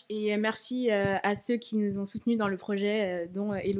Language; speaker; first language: French; native; French